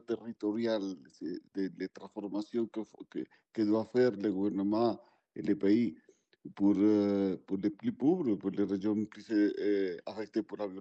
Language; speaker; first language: French; non-native, fluent; Spanish